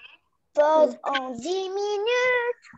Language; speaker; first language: French; non-native, local second language; Arabic